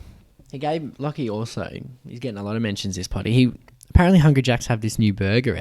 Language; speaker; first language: English; native; English